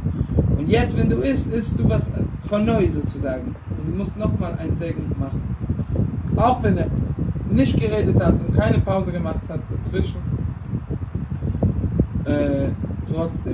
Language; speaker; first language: German; non-native, fluent; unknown